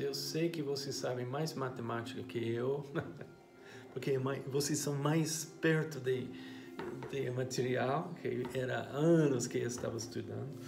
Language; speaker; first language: Portuguese; non-native, fluent; English